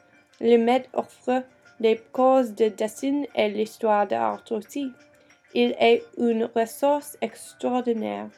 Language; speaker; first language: French; non-native, learner; English